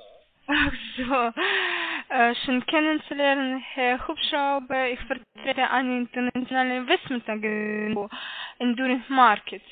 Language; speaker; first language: German; non-native, learner; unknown